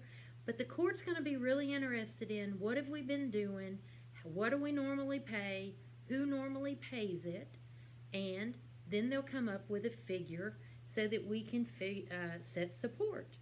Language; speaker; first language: English; native; English